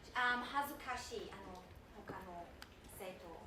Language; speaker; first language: Japanese; non-native, fluent; English